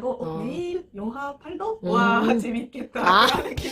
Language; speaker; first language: Korean; non-native, learner; Japanese